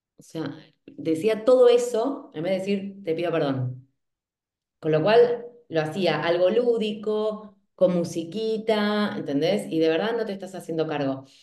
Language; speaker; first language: Spanish; native; Spanish